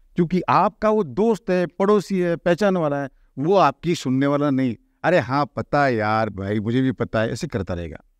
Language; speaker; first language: Hindi; non-native, local second language; Marathi